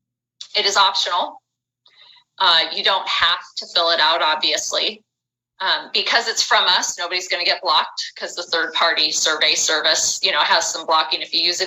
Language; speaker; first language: English; native; English